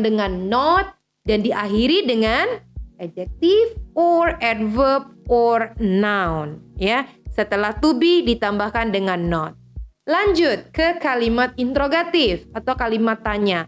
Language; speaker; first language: Indonesian; native; Indonesian